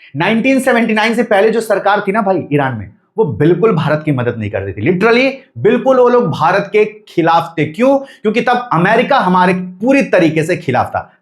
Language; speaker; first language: Hindi; native; Hindi